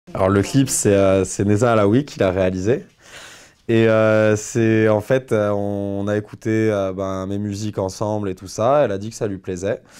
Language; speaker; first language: French; native; French